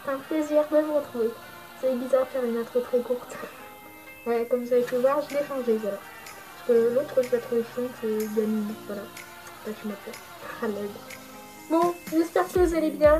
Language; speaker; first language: French; native; French